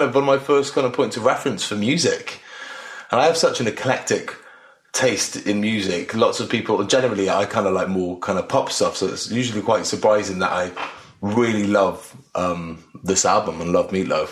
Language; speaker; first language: English; native; English